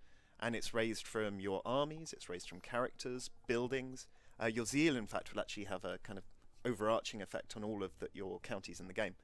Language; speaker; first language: English; native; English